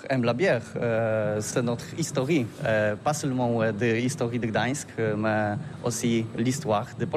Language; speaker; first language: French; non-native, learner; Polish